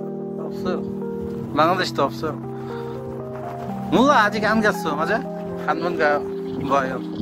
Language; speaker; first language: Korean; non-native, learner; Bangla